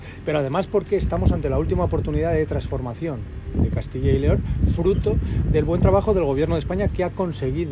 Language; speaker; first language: Spanish; native; Spanish